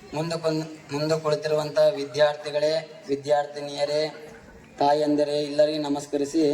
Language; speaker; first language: Kannada; non-native, fluent; Telugu